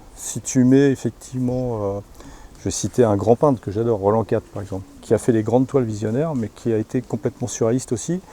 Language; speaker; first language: French; native; French